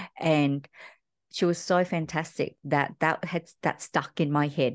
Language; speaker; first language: English; early bilingual, other home language; Vietnamese